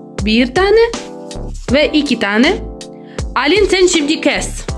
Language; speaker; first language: Turkish; non-native, learner; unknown